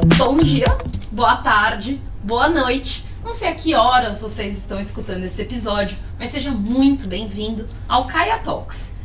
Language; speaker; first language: Portuguese; native; Portuguese